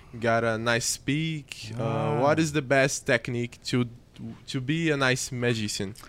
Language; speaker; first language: English; non-native, fluent; Portuguese